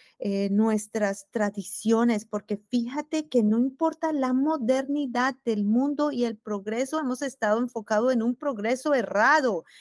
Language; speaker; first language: Spanish; native; Spanish